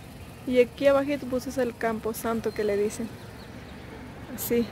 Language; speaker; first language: Spanish; native; Spanish